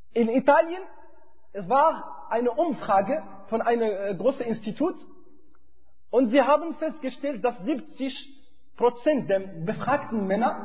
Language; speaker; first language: German; non-native, fluent; Arabic